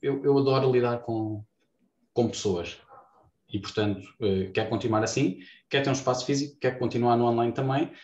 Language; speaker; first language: Portuguese; native; Portuguese